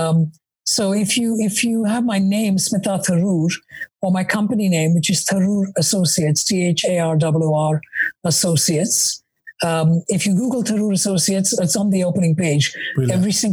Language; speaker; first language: English; non-native, local second language; Malayalam